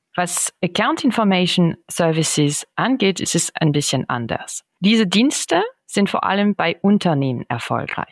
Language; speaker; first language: German; non-native, fluent; French